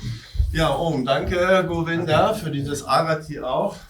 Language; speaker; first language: German; native; German